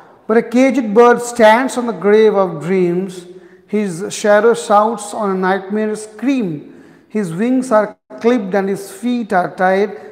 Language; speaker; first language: English; non-native, local second language; Hindi